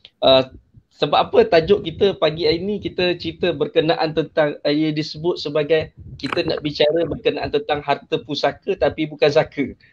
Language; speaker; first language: Malay; native; Malay